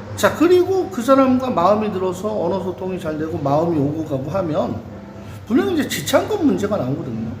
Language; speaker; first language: Korean; native; Korean